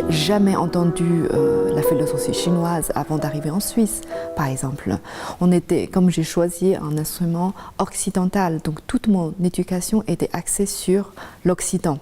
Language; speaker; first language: French; non-native, fluent; Chinese